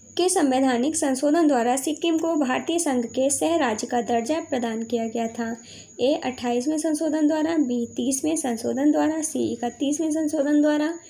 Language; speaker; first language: Hindi; native; Hindi